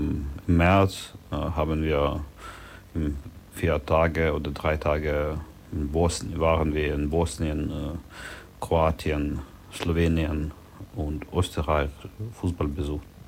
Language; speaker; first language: German; non-native, learner; Ukrainian